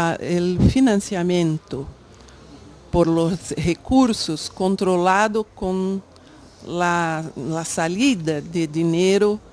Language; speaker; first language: Spanish; non-native, learner; Portuguese